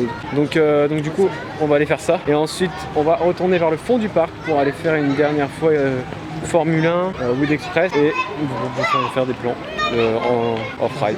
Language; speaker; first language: French; native; French